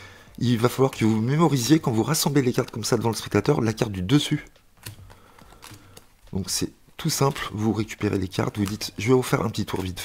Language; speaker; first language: French; native; French